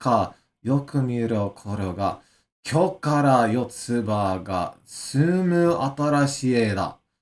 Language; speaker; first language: Japanese; non-native, learner; English